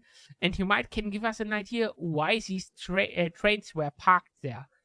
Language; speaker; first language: English; non-native, fluent; German